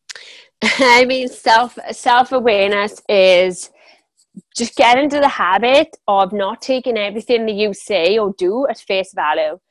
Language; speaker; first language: English; native; English